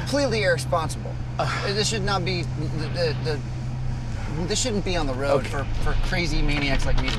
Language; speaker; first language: English; native; English